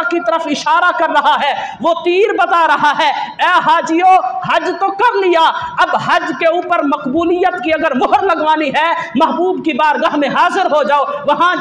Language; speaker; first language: Urdu; native; Urdu